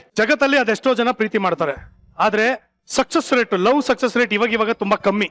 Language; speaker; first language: Kannada; native; Kannada